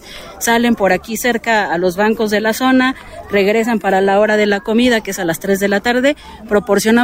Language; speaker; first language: Spanish; native; Spanish